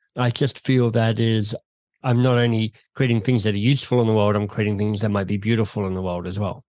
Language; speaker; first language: English; native; English